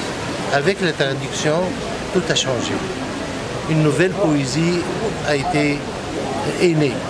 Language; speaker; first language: French; non-native, local second language; Arabic